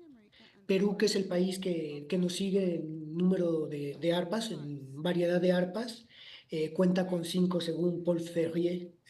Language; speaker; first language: Spanish; native; Spanish